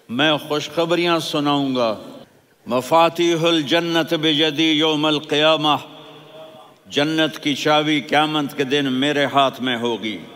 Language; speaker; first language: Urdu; non-native, local second language; Punjabi